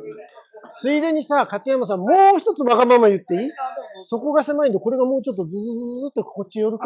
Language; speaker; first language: Japanese; native; Japanese